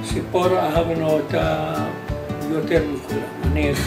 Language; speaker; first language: Hebrew; non-native, fluent; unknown